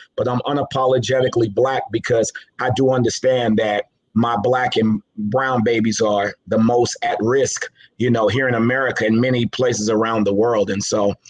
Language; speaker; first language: English; native; English